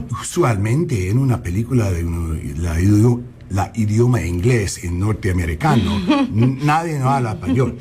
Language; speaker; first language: Spanish; early bilingual, heritage; English